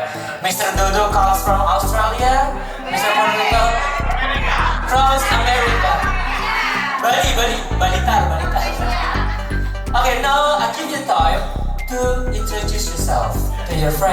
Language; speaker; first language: English; non-native, learner; Indonesian